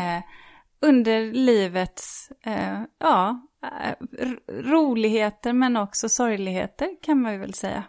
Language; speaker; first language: Swedish; native; Swedish